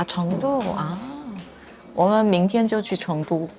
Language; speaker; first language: Chinese; non-native, fluent; Korean